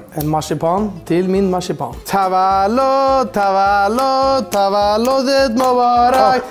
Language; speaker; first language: Swedish; early bilingual, other home language; Persian